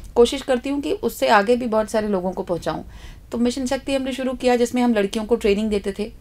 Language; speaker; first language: Hindi; native; Hindi